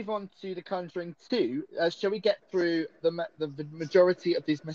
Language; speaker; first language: English; native; English